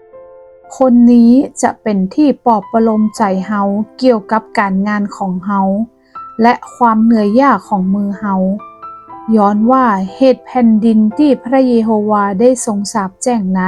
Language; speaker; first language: Thai; non-native, local second language; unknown